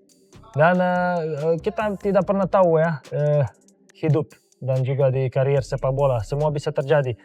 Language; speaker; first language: Indonesian; non-native, fluent; Serbian